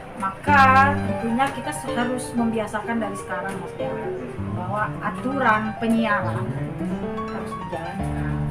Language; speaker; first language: Indonesian; native; Indonesian